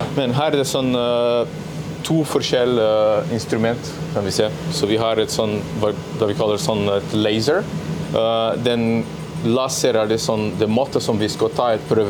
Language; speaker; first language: Norwegian; non-native, learner; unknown